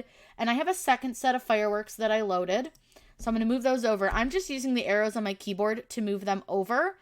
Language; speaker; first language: English; native; English